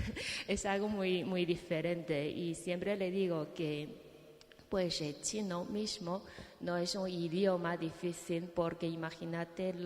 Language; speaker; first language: Spanish; non-native, fluent; Chinese